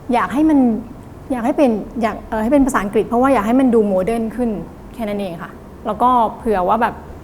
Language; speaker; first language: Thai; native; Thai